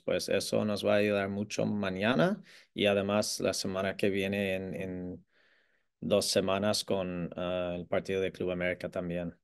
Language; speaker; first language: Spanish; non-native, fluent; English